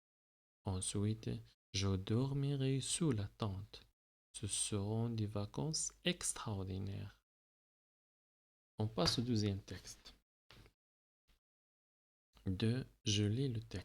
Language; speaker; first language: French; non-native, local second language; Arabic